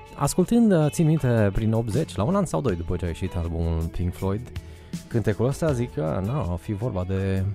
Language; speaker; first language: Romanian; native; Romanian